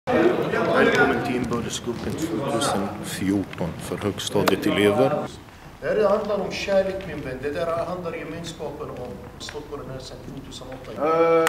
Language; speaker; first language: Swedish; non-native, local second language; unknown